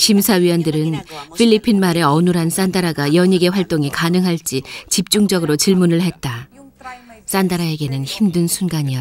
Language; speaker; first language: Korean; native; Korean